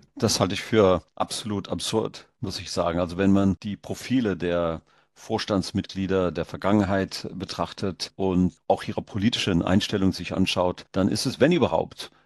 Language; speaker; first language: German; early bilingual, heritage; German